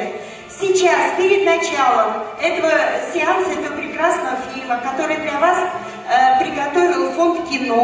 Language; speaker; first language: Russian; native; Russian